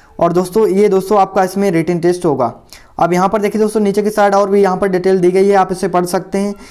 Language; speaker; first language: Hindi; native; Hindi